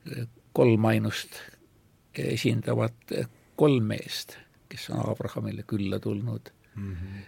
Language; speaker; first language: Estonian; native; Estonian